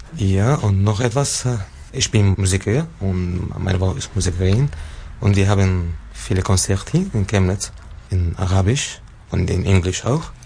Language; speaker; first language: German; non-native, learner; Arabic